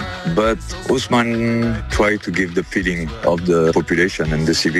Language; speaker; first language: English; non-native, fluent; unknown